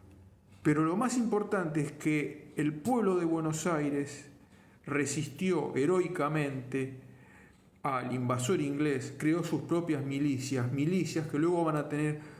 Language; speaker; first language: Spanish; native; Spanish